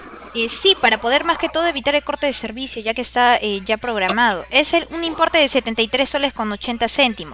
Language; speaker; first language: Spanish; native; Spanish